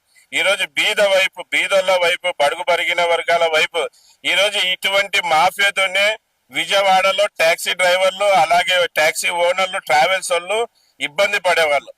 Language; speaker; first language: Telugu; native; Telugu